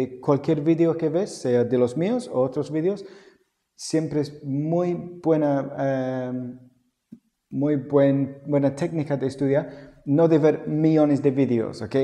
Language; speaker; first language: Spanish; non-native, fluent; English